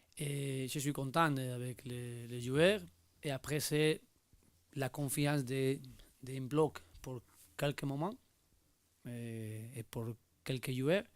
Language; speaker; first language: French; non-native, learner; Spanish